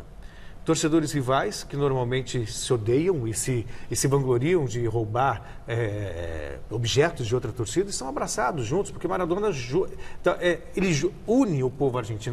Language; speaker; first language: Portuguese; native; Portuguese